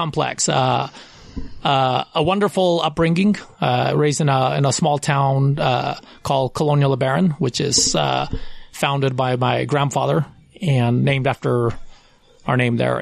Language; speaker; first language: English; non-native, fluent; Spanish